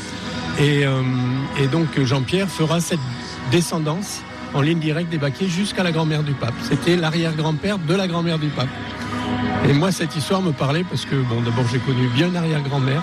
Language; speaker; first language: French; native; French